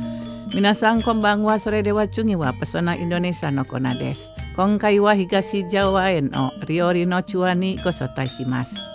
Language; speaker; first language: Japanese; non-native, fluent; Indonesian